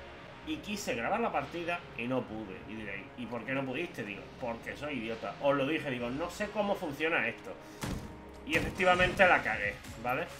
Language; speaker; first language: Spanish; native; Spanish